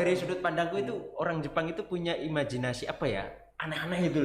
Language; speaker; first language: Indonesian; native; Indonesian